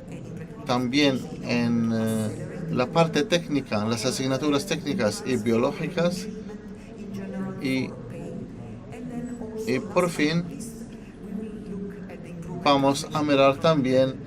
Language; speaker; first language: Spanish; non-native, fluent; Italian